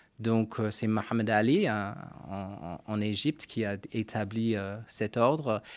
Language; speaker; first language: French; non-native, fluent; English